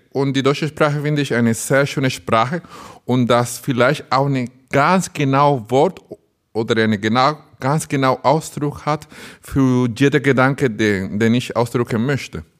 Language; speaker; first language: German; non-native, fluent; Spanish